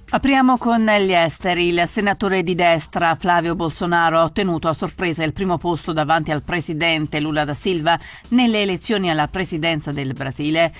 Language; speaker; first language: Italian; native; Italian